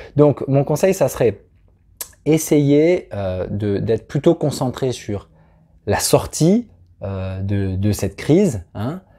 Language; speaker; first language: French; native; French